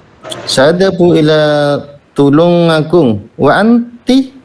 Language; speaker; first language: Arabic; non-native, learner; Indonesian